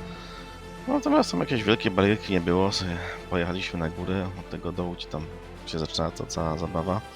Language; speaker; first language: Polish; native; Polish